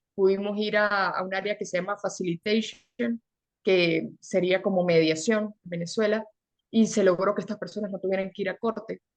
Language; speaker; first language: Spanish; native; Spanish